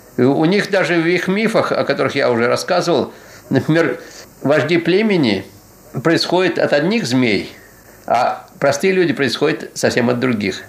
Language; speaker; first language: Russian; native; Russian